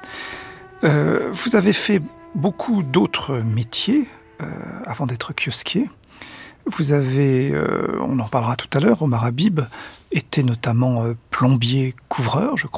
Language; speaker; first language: French; native; French